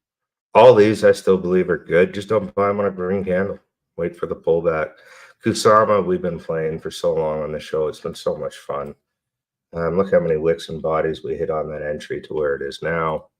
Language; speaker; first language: English; native; English